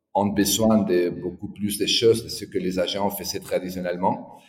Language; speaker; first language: French; non-native, fluent; Spanish